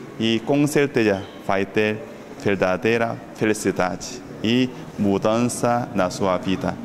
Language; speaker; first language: Portuguese; non-native, fluent; Korean